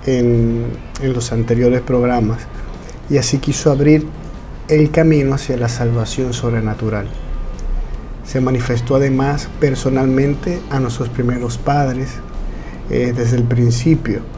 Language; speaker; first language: Spanish; native; Spanish